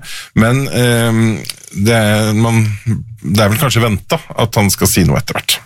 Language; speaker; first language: Norwegian; native; Norwegian